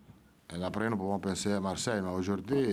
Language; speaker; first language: French; non-native, fluent; Italian